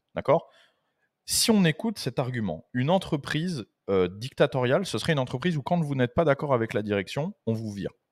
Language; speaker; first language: French; native; French